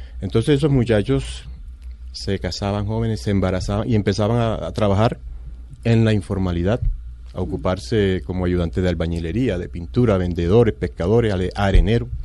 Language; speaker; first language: Spanish; native; Spanish